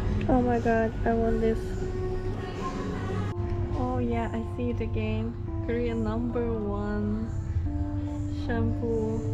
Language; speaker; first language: English; non-native, fluent; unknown